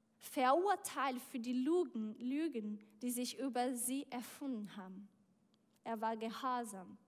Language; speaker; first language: German; non-native, learner; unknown